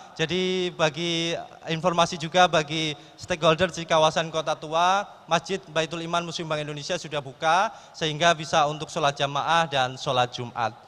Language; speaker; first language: Indonesian; native; Indonesian